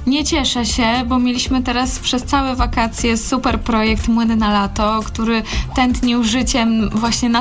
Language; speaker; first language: Polish; native; Polish